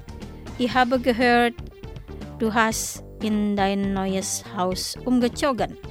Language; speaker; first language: German; non-native, fluent; Indonesian